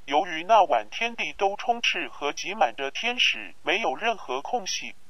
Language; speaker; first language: Chinese; non-native, local second language; Cantonese